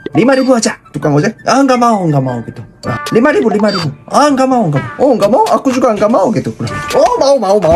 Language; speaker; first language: Indonesian; non-native, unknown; Korean